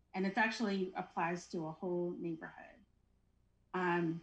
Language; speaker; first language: English; native; English